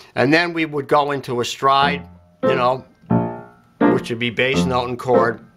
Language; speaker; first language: English; native; English